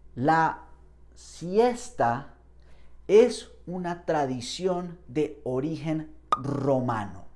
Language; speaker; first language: Spanish; non-native, fluent; English